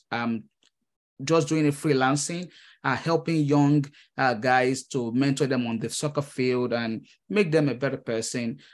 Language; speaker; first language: English; non-native, local second language; Yoruba